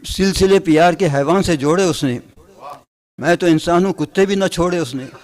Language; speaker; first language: Urdu; native; Urdu